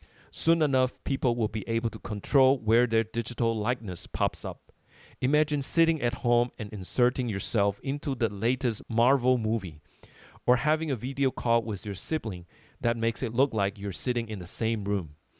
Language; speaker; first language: English; non-native, fluent; Chinese